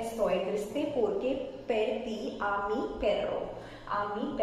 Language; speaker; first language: Spanish; non-native, fluent; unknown